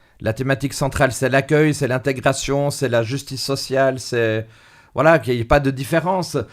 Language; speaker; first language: French; native; French